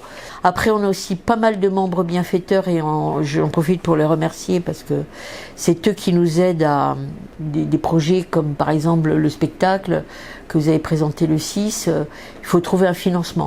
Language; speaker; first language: French; native; French